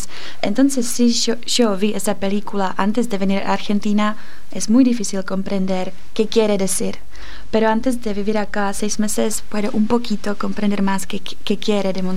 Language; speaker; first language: Spanish; non-native, fluent; Czech